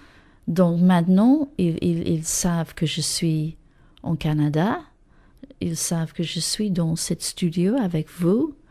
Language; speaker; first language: French; non-native, fluent; English